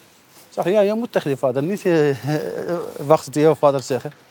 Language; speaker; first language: Dutch; non-native, learner; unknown